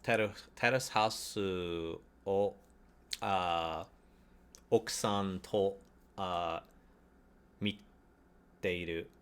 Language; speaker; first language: Japanese; non-native, learner; English